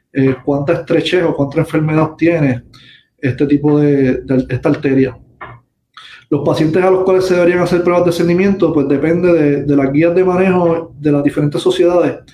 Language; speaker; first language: Spanish; native; Spanish